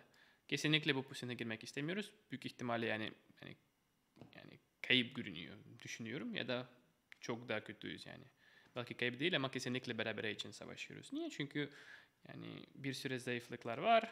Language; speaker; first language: Turkish; non-native, fluent; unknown